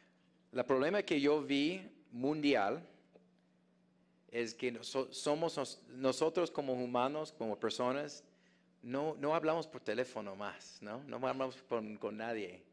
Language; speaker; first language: Spanish; non-native, fluent; English